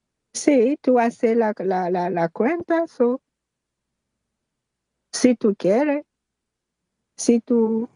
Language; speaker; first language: Spanish; non-native, learner; Haitian Creole